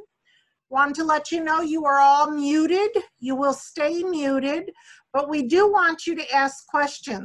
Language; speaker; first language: English; native; English